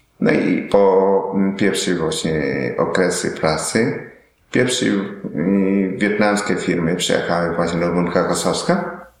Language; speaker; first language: Polish; non-native, learner; Vietnamese